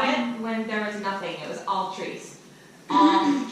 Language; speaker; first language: English; native; English